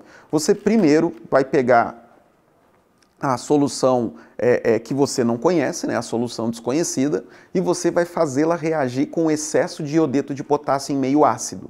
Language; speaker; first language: Portuguese; native; Portuguese